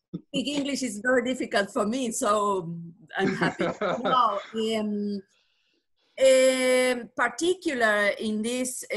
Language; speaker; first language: English; non-native, learner; Spanish